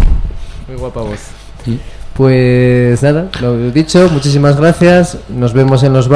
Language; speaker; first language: Spanish; native; Spanish